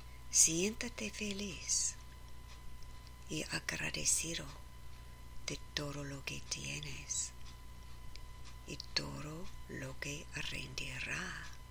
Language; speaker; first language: Spanish; non-native, learner; English